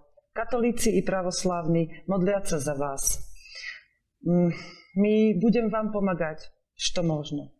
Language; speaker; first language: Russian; non-native, learner; Slovak